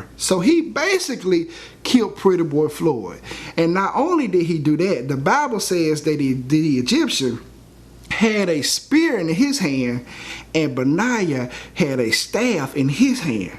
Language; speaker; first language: English; native; English